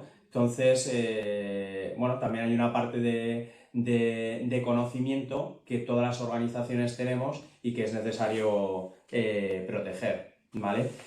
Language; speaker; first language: Spanish; native; Spanish